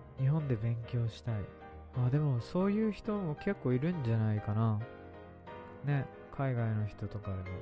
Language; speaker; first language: Japanese; native; Japanese